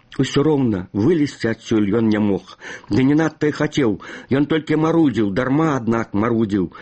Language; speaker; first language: Belarusian; native; Belarusian